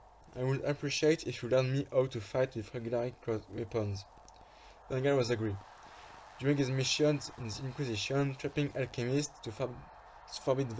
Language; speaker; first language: English; non-native, fluent; French